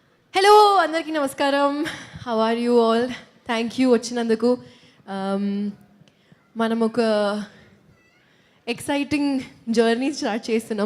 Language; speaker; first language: Telugu; non-native, local second language; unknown